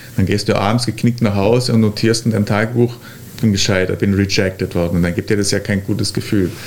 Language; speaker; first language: German; native; German